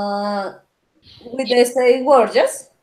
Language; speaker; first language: English; non-native, learner; Spanish